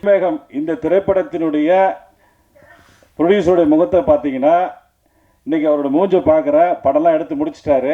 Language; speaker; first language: Tamil; native; Tamil